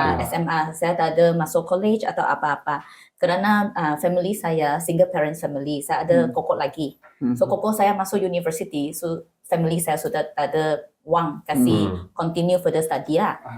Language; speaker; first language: Indonesian; non-native, learner; Malay